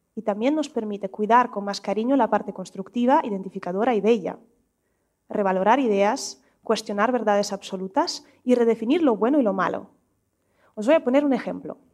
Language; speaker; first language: Spanish; non-native, fluent; Russian